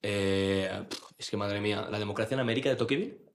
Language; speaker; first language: Spanish; non-native, local second language; Catalan